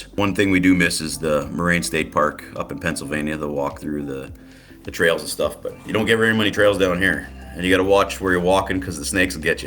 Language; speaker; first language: English; native; English